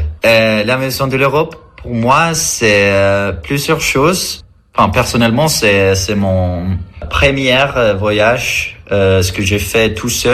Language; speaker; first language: French; non-native, fluent; Swedish